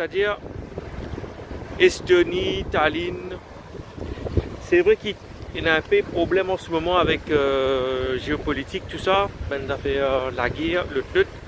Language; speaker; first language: French; non-native, local second language; Morisyen